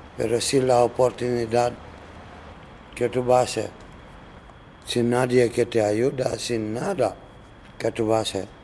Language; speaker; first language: Spanish; non-native, learner; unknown